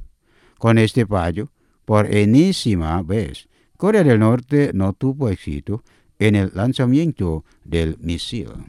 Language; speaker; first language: Spanish; non-native, fluent; Indonesian